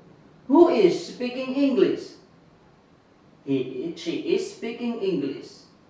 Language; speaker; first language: English; non-native, fluent; Indonesian